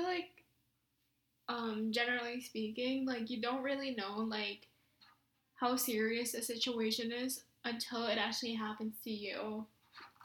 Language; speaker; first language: English; non-native, local second language; Filipino